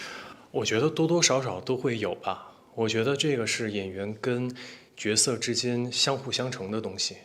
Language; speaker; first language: Chinese; native; Chinese